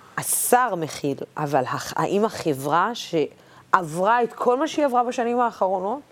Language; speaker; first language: Hebrew; non-native, local second language; Arabic